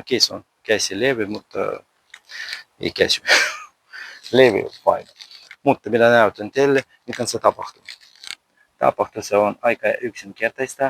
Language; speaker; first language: Finnish; non-native, learner; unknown